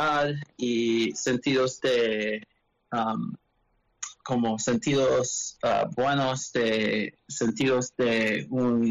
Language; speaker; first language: Spanish; non-native, learner; English